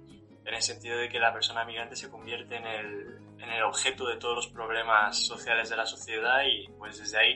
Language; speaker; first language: Spanish; native; Spanish